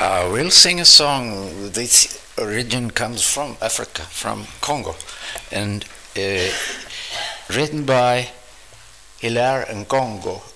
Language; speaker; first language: English; non-native, fluent; Swedish